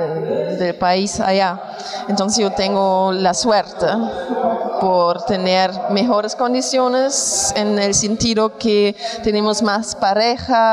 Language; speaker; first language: Spanish; non-native, fluent; German